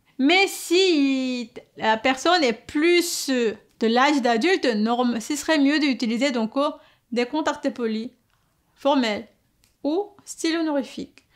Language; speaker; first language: French; non-native, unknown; Korean